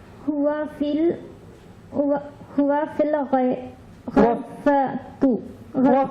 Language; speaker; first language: Arabic; non-native, learner; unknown